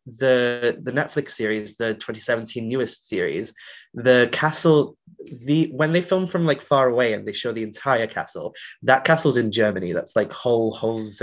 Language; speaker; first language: English; non-native, local second language; Welsh